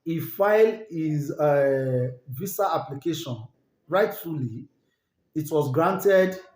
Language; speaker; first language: English; non-native, local second language; Yoruba